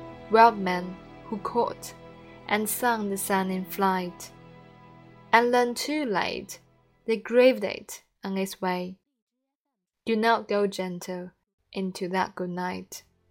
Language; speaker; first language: English; non-native, fluent; Chinese